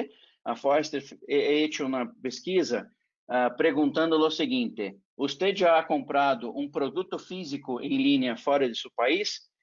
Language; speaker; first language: Spanish; non-native, fluent; Portuguese